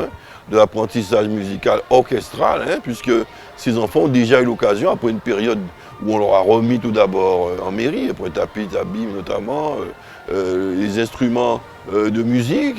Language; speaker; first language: French; native; French